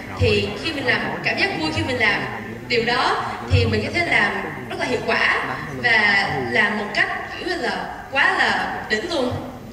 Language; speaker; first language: Vietnamese; early bilingual, heritage; Vietnamese